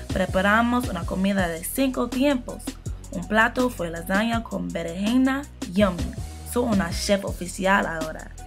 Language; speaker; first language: Spanish; non-native, learner; English